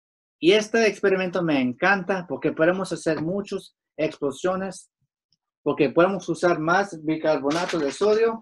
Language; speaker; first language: Spanish; early bilingual, heritage; Spanish